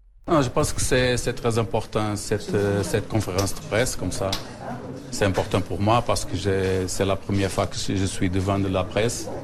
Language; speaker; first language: French; non-native, learner; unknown